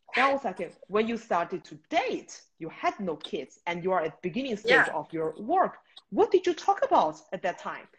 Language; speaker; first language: English; non-native, fluent; Chinese